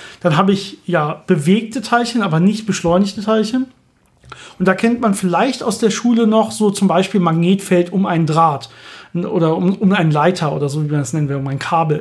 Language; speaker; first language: German; native; German